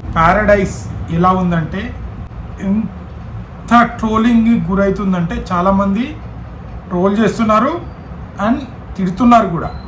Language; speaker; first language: Telugu; native; Telugu